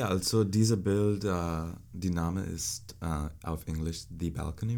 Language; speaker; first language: German; non-native, learner; English